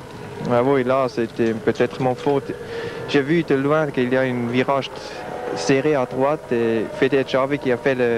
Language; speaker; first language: French; non-native, fluent; Swiss German